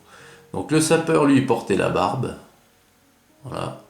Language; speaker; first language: French; native; French